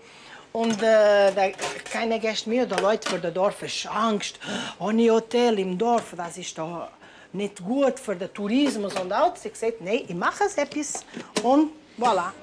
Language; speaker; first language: German; non-native, learner; Portuguese